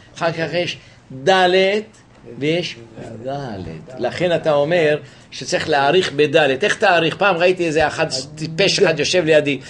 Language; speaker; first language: Hebrew; native; Hebrew